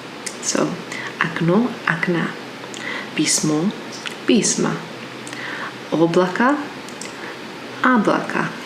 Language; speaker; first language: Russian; non-native, learner; English